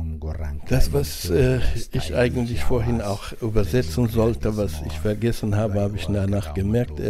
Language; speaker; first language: German; non-native, fluent; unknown